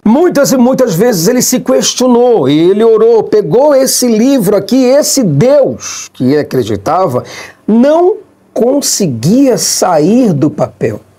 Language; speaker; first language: Portuguese; native; Portuguese